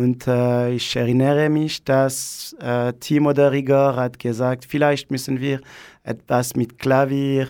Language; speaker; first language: German; non-native, learner; Italian